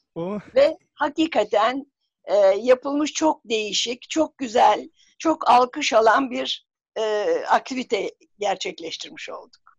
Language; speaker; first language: Turkish; native; Turkish